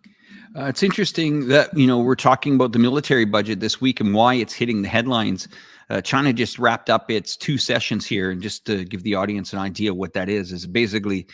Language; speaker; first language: English; native; English